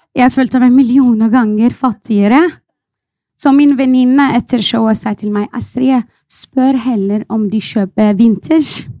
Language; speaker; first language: Norwegian; non-native, fluent; Arabic